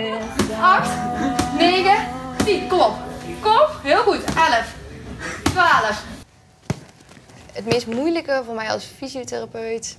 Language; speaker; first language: Dutch; native; Dutch